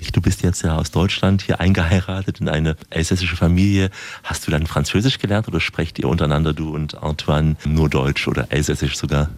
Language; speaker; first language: German; native; German